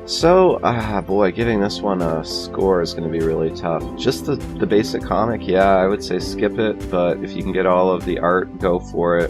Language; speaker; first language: English; native; English